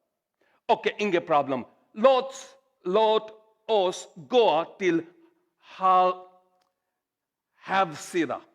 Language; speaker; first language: Swedish; non-native, learner; Urdu